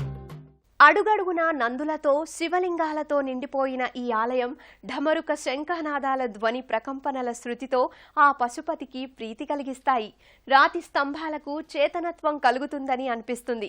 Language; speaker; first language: Telugu; native; Telugu